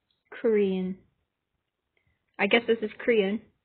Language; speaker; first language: English; native; English